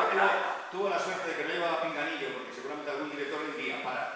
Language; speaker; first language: Spanish; native; Spanish